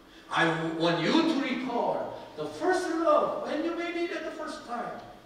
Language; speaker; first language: English; non-native, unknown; Korean